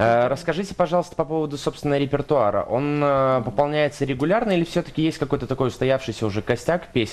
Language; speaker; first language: Russian; native; Russian